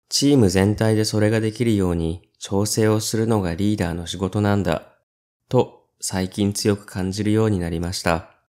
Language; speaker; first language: Japanese; native; Japanese